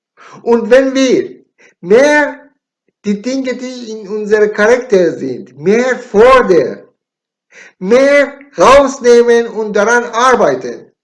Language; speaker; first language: German; non-native, learner; Persian